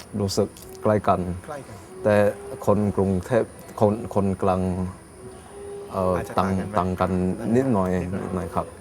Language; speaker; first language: Thai; non-native, learner; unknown